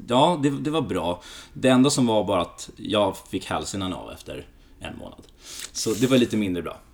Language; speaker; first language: Swedish; early bilingual, other home language; Greek